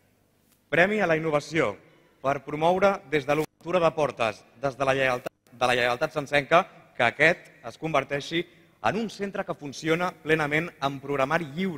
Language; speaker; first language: Catalan; native; Catalan